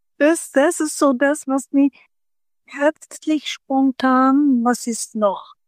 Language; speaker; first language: German; early bilingual, other home language; Turkish